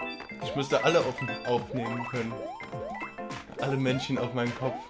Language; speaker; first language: German; native; German